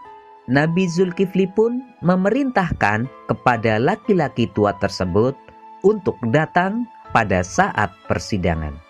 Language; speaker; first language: Indonesian; native; Indonesian